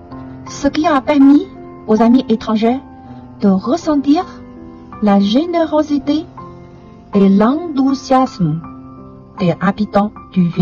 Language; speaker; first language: French; non-native, fluent; Chinese